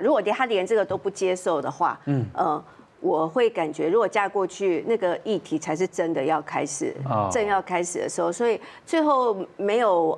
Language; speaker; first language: Chinese; native; Chinese